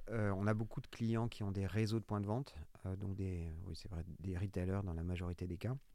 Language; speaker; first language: French; native; French